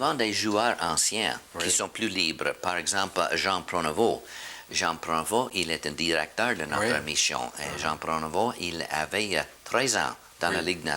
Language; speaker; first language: French; non-native, learner; English